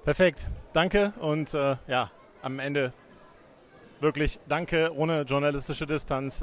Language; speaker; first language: German; native; German